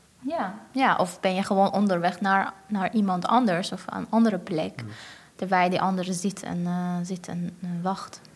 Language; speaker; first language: Dutch; non-native, fluent; Persian